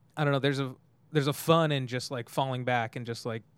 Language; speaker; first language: English; native; English